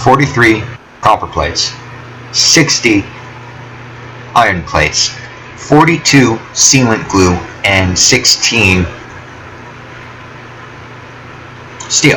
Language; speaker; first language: English; native; English